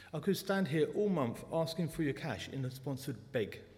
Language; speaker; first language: English; native; English